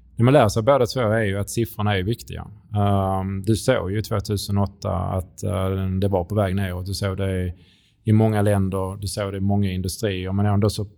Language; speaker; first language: Swedish; native; Swedish